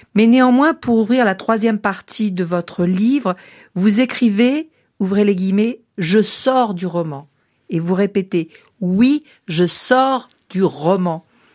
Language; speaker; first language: French; native; French